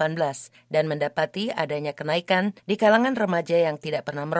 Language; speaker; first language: Indonesian; native; Indonesian